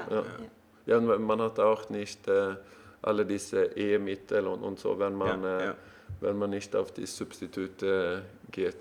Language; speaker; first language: German; non-native, learner; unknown